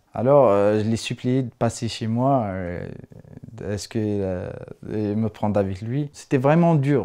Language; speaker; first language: French; non-native, local second language; Arabic